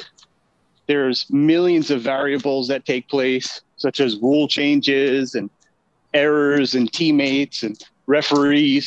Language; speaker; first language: English; native; English